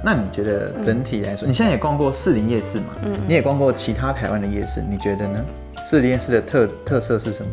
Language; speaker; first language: Chinese; native; Chinese